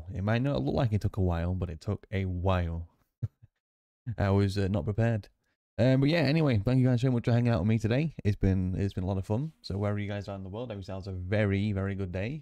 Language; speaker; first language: English; native; English